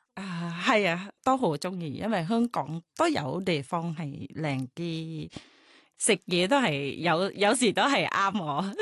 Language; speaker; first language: Cantonese; non-native, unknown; Thai